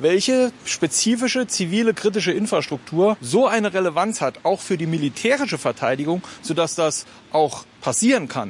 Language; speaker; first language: German; native; German